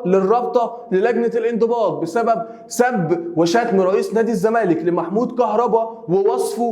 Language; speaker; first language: Arabic; native; Arabic